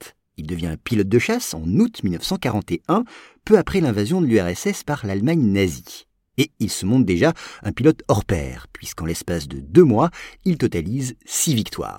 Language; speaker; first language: French; native; French